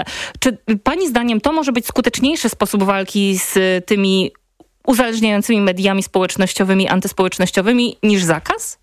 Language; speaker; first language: Polish; native; Polish